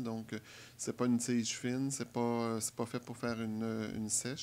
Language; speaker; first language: French; native; French